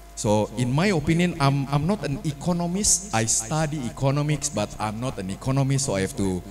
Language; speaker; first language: English; non-native, fluent; Indonesian